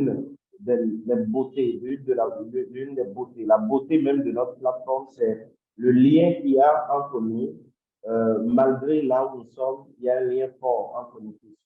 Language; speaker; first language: French; non-native, local second language; Yoruba